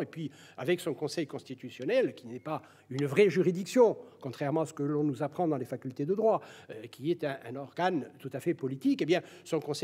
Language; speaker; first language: French; native; French